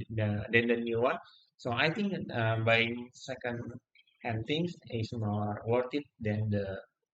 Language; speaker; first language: English; non-native, learner; Indonesian